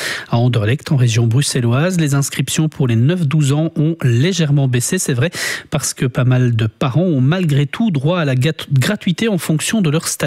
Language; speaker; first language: French; native; French